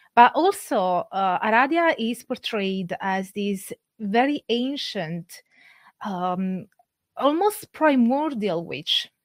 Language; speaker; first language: English; non-native, fluent; Italian